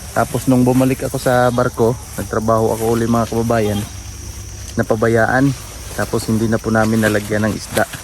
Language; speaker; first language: Filipino; non-native, local second language; Cebuano